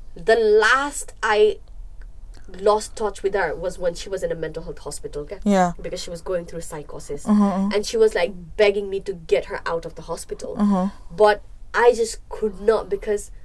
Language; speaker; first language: English; non-native, local second language; Nepali